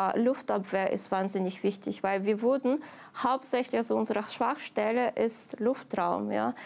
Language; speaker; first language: German; non-native, fluent; Ukrainian